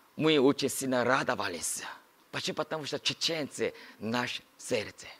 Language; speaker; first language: Russian; non-native, learner; Korean